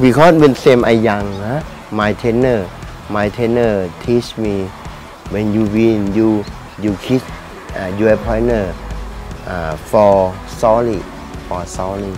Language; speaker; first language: English; non-native, learner; Thai